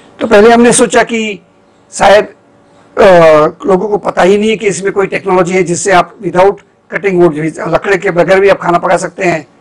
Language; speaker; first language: Hindi; non-native, local second language; Gujarati